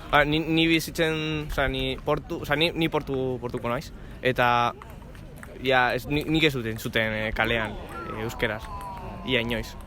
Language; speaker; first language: Basque; non-native, local second language; Spanish